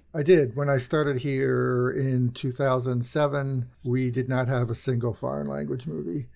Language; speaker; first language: English; native; English